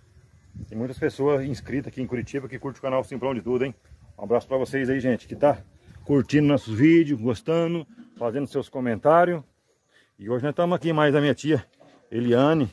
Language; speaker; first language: Portuguese; native; Portuguese